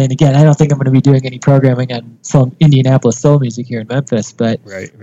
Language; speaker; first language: English; native; English